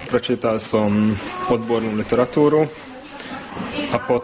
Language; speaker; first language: Slovak; non-native, local second language; Hungarian